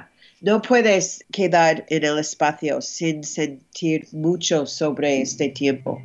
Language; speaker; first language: Spanish; non-native, fluent; English